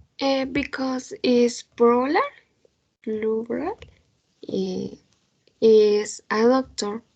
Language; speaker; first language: English; non-native, learner; Spanish